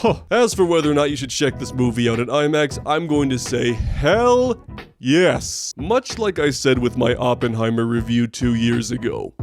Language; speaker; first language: English; native; English